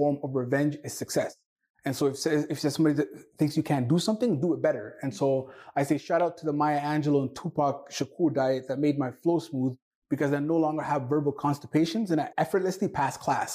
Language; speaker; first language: English; non-native, fluent; Somali